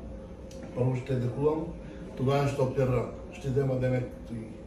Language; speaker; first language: Bulgarian; non-native, local second language; Turkish